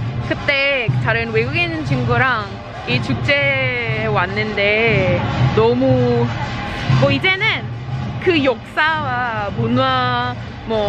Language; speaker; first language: Korean; non-native, learner; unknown